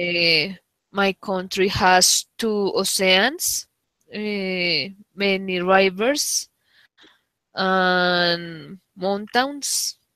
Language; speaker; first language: English; non-native, learner; Spanish